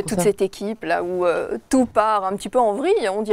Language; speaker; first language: French; native; French